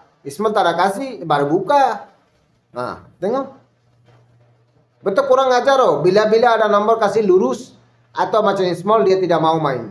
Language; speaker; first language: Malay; non-native, fluent; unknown